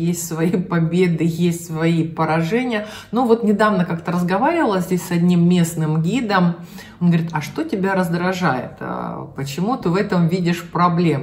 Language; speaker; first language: Russian; native; Russian